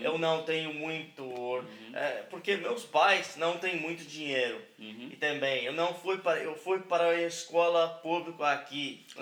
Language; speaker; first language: Portuguese; non-native, learner; English